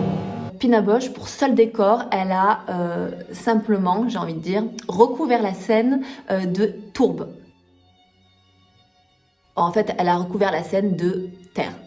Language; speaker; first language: French; native; French